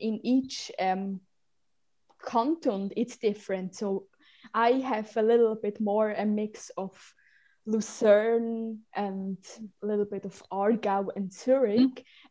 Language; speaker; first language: English; non-native, learner; Swiss German